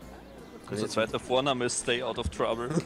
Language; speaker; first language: German; native; German